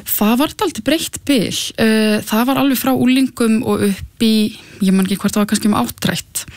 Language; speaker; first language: Icelandic; native; Icelandic